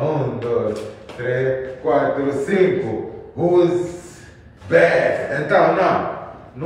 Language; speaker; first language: Portuguese; native; Portuguese